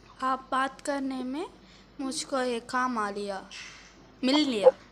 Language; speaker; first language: Hindi; non-native, learner; Tamil